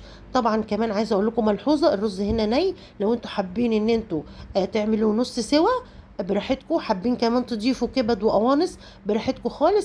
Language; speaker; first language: Arabic; native; Arabic